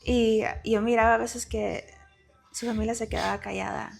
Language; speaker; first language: Spanish; early bilingual, heritage; Spanish